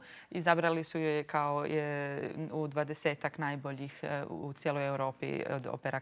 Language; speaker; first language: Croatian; non-native, local second language; Albanian